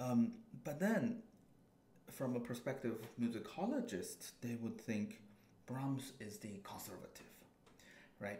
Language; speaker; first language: English; non-native, fluent; Chinese